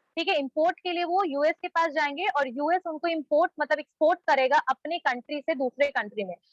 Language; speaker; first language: Hindi; native; Hindi